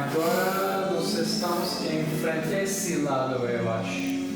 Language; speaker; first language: Portuguese; non-native, learner; Turkish